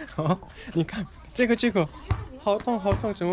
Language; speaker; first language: Chinese; non-native, learner; Korean